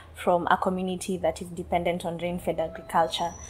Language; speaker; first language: English; non-native, local second language; Kalenjin